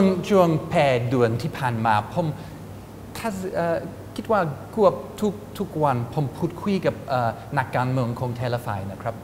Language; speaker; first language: Thai; non-native, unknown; English